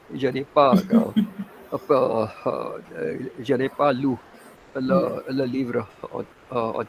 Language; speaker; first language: French; non-native, fluent; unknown